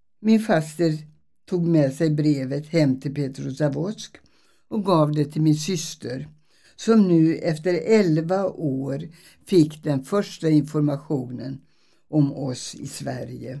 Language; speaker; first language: Swedish; early bilingual, other home language; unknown